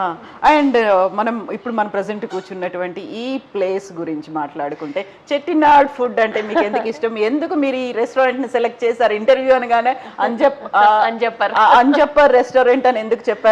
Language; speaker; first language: Telugu; native; Telugu